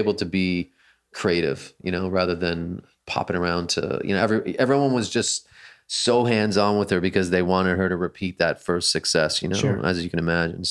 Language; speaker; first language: English; native; English